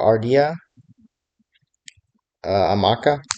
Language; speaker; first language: Spanish; non-native, learner; English